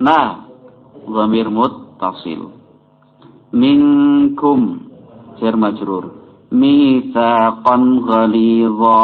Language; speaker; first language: Arabic; non-native, fluent; Javanese